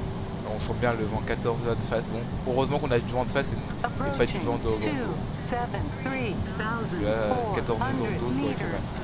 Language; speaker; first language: French; native; French